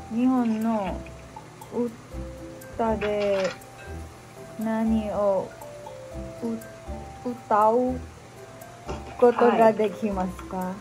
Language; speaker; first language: Japanese; non-native, learner; Filipino